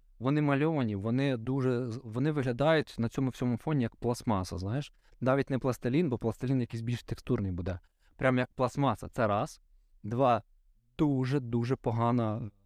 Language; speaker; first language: Ukrainian; native; Ukrainian